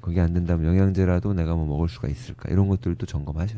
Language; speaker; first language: Korean; native; Korean